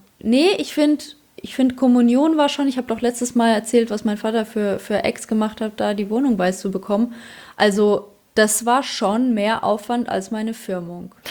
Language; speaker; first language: German; early bilingual, other home language; Polish